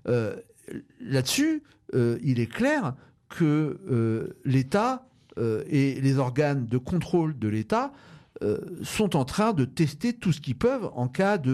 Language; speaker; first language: French; native; French